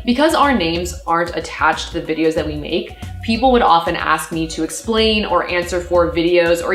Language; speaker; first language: English; native; English